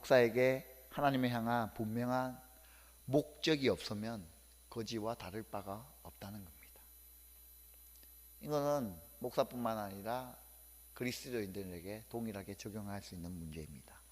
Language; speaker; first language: Korean; native; Korean